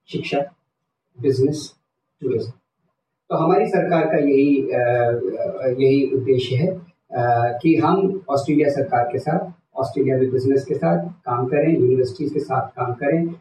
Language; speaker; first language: Hindi; native; Hindi